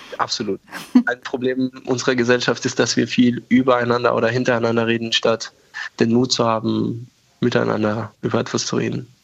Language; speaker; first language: German; non-native, fluent; Persian